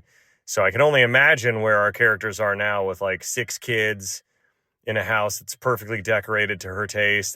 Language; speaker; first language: English; native; English